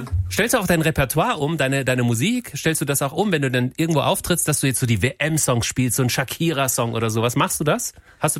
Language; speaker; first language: German; native; German